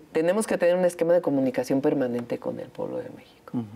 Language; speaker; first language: Spanish; native; Spanish